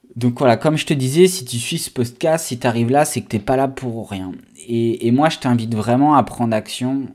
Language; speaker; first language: French; native; French